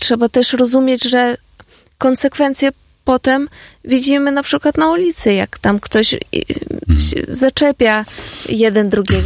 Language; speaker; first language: Polish; non-native, fluent; Ukrainian